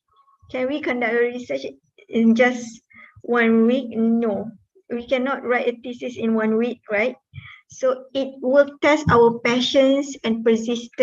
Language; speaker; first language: English; non-native, local second language; Malay